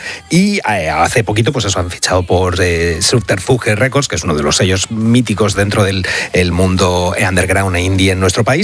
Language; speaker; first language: Spanish; native; Spanish